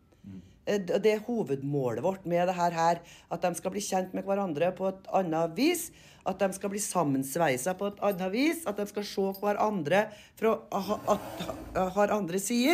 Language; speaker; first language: Norwegian; native; Norwegian